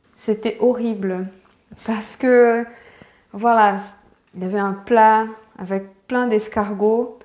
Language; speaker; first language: French; non-native, fluent; Portuguese